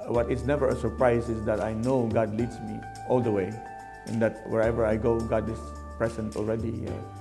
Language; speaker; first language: English; non-native, local second language; Filipino